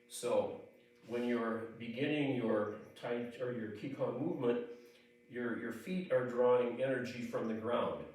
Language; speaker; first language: English; native; English